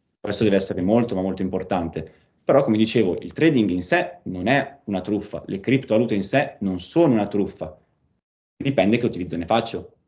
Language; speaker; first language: Italian; native; Italian